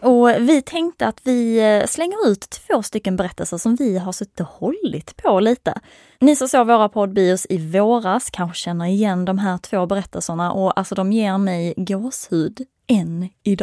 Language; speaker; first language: Swedish; native; Swedish